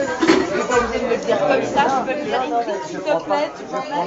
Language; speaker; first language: French; native; French